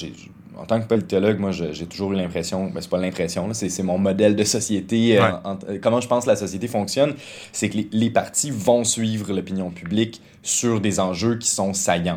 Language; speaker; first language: French; native; French